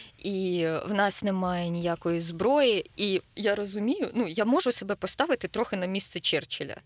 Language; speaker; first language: Ukrainian; native; Ukrainian